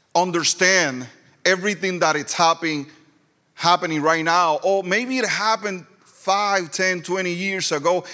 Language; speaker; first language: English; non-native, fluent; Spanish